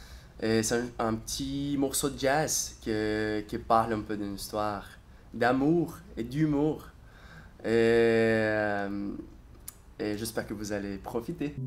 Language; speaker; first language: French; non-native, fluent; Portuguese